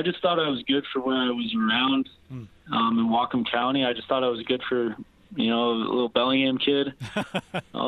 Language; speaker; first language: English; native; English